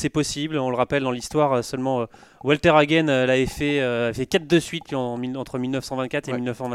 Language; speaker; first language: French; native; French